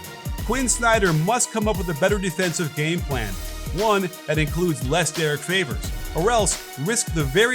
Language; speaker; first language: English; native; English